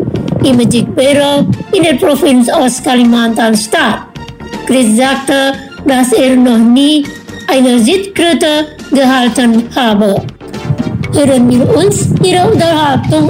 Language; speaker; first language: German; non-native, fluent; Indonesian